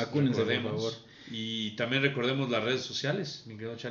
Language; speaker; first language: Spanish; native; Spanish